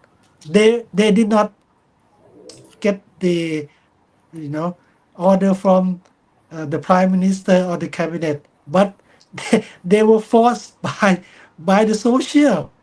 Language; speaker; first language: English; non-native, fluent; Thai